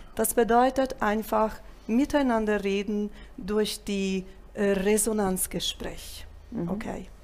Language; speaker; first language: German; non-native, fluent; Italian